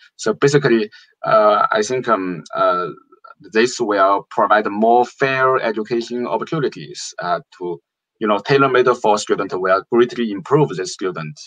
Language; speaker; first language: English; non-native, fluent; Chinese